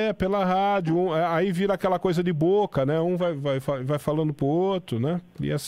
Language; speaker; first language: Portuguese; native; Portuguese